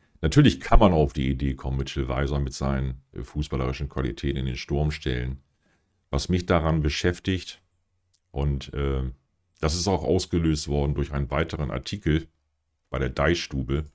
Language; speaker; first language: German; native; German